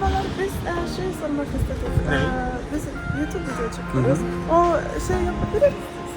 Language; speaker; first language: Turkish; non-native, learner; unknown